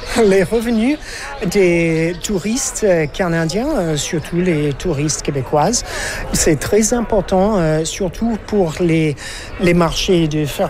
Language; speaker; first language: French; non-native, fluent; English